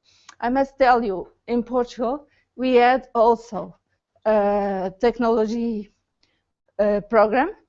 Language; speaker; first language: English; non-native, learner; Portuguese